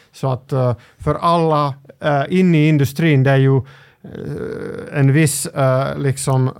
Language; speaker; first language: Swedish; non-native, local second language; Finnish